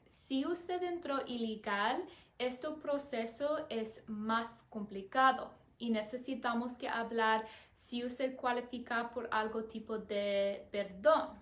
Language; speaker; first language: Spanish; non-native, learner; English